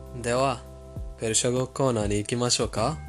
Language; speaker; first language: Japanese; non-native, fluent; Persian